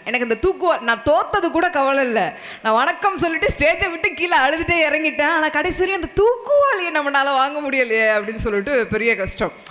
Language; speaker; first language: Tamil; non-native, local second language; Telugu